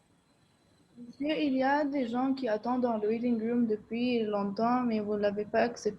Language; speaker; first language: French; non-native, fluent; Arabic